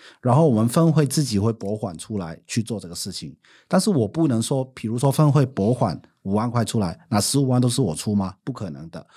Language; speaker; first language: Chinese; non-native, fluent; Cantonese